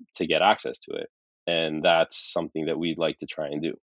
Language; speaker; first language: English; early bilingual, other home language; Arabic